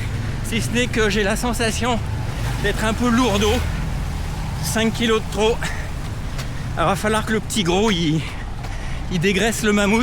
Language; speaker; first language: French; native; French